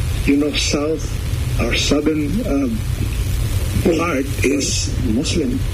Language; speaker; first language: English; early bilingual, other home language; Spanish